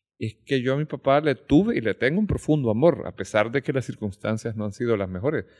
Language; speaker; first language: Spanish; native; Spanish